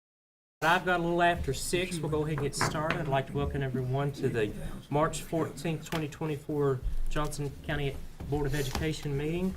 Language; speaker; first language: English; native; English